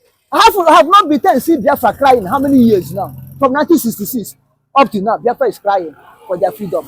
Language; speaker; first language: English; non-native, local second language; Igbo